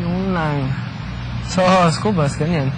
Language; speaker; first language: Filipino; early bilingual, heritage; Filipino